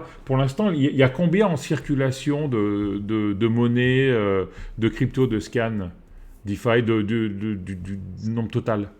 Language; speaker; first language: French; native; French